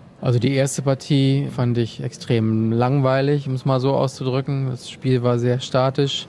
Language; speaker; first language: German; native; German